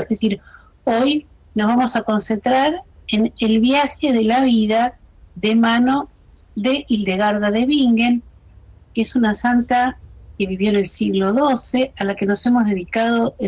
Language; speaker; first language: Spanish; native; Spanish